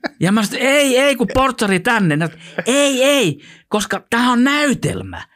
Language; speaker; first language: Finnish; non-native, local second language; Swedish